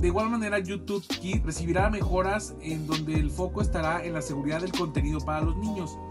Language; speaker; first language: Spanish; native; Spanish